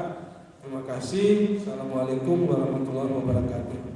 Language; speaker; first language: Indonesian; native; Indonesian